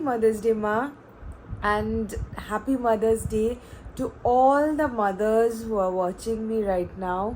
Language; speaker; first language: English; non-native, local second language; Bangla